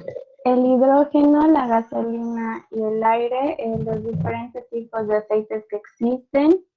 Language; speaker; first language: Spanish; native; Spanish